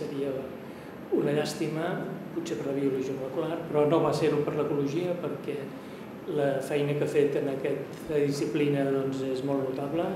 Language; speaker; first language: Catalan; native; Catalan